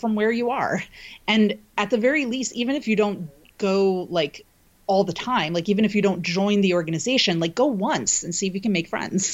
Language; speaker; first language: English; native; English